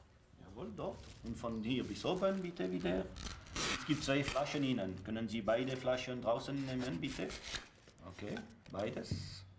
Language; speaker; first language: German; non-native, learner; French